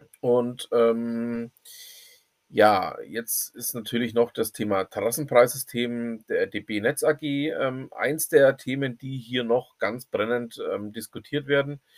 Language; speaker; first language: German; native; German